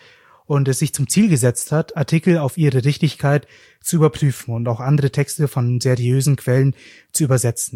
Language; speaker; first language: German; native; German